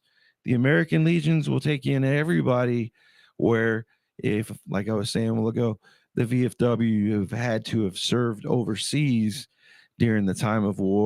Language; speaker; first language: English; native; English